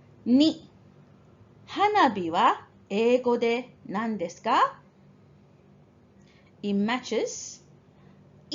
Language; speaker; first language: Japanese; non-native, fluent; English